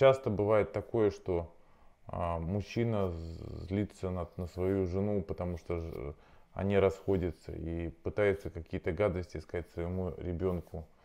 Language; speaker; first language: Russian; native; Russian